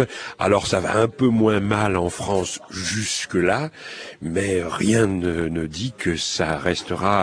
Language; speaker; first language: French; native; French